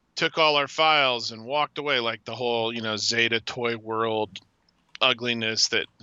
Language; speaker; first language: English; native; English